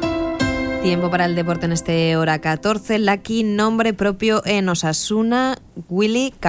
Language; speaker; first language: Spanish; native; Spanish